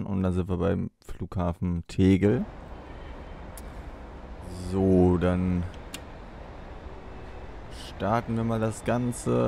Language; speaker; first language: German; native; German